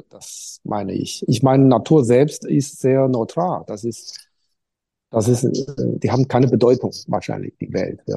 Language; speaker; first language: German; non-native, fluent; Chinese